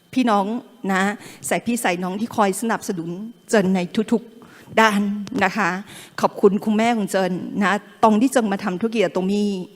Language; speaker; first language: Thai; non-native, local second language; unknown